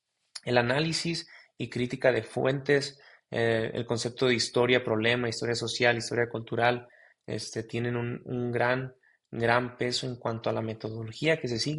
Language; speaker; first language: Spanish; native; Spanish